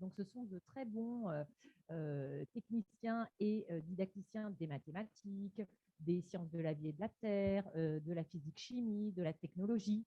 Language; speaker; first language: French; native; French